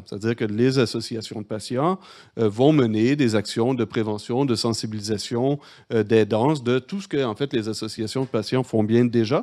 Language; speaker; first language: French; native; French